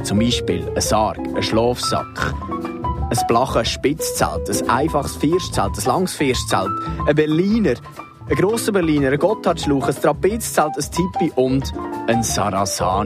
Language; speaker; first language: German; native; German